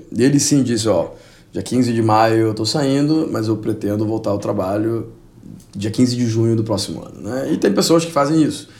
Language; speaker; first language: Portuguese; non-native, fluent; Spanish